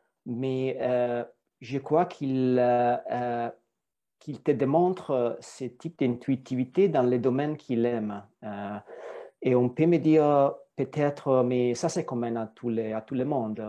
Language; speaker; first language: French; non-native, fluent; Italian